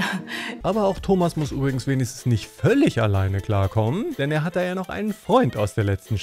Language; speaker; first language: German; native; German